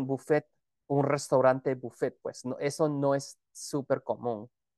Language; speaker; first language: Spanish; non-native, fluent; Gujarati